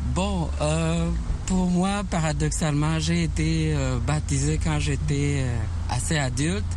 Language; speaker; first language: French; non-native, local second language; Kinyarwanda